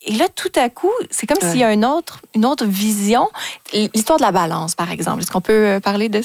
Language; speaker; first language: French; native; French